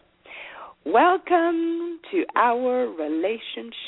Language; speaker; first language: English; non-native, local second language; Shona